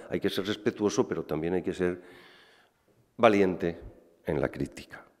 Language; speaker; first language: Spanish; native; Spanish